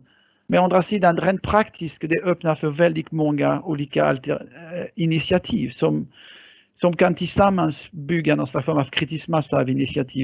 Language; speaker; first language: Swedish; non-native, fluent; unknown